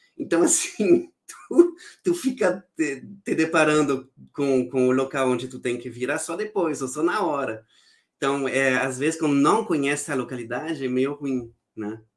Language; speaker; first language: Portuguese; non-native, fluent; French